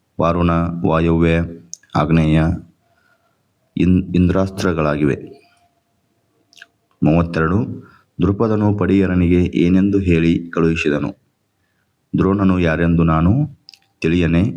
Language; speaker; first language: Kannada; native; Kannada